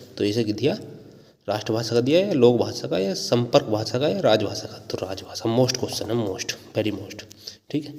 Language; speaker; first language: Hindi; native; Hindi